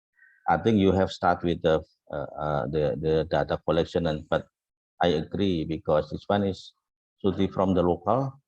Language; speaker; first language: English; non-native, fluent; Indonesian